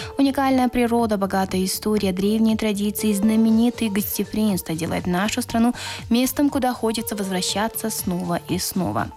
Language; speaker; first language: Russian; non-native, local second language; Tajik